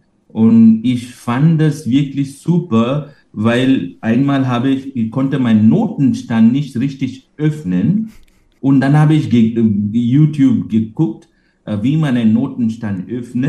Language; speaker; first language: German; non-native, fluent; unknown